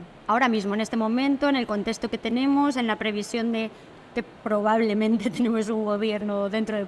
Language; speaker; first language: Spanish; native; Spanish